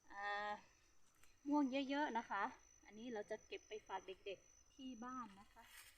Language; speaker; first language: Thai; non-native, local second language; Hmong